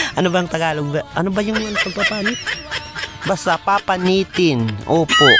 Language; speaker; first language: Filipino; non-native, local second language; Waray